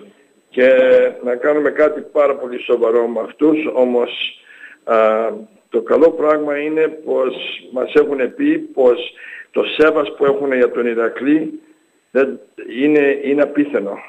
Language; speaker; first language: Greek; early bilingual, heritage; English